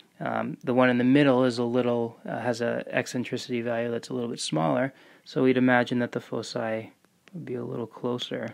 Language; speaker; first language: English; native; English